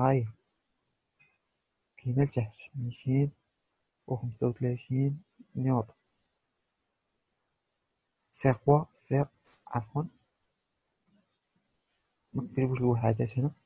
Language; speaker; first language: Arabic; native; Arabic